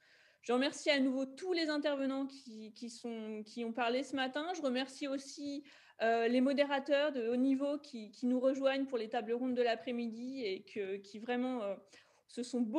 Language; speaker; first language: French; native; French